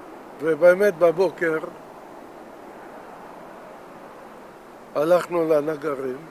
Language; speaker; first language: Hebrew; non-native, fluent; Russian